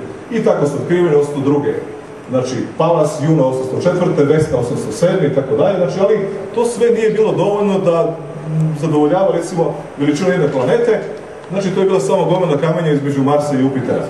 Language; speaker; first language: Serbian; native; Serbian